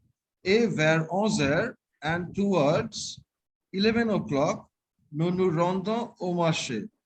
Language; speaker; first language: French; non-native, fluent; Bangla